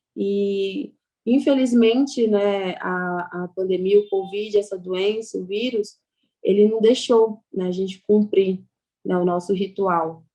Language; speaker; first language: Portuguese; non-native, local second language; Kayapó